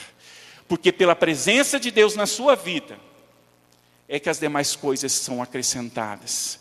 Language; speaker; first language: Portuguese; native; Portuguese